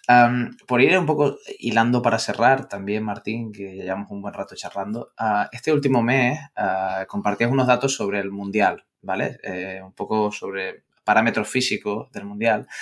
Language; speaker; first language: Spanish; native; Spanish